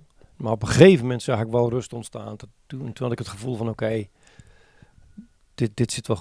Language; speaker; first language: Dutch; native; Dutch